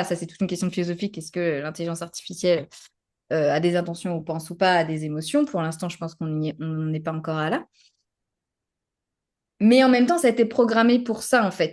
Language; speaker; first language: French; native; French